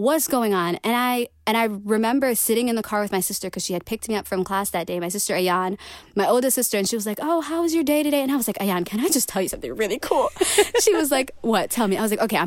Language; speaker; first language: English; native; English